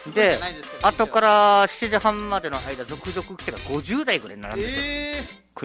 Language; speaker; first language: Japanese; native; Japanese